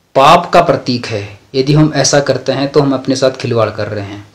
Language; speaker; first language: Hindi; native; Hindi